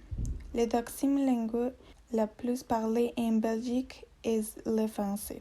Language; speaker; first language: French; non-native, learner; Spanish